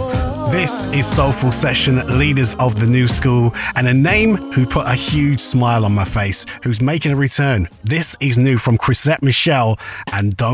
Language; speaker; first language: English; native; English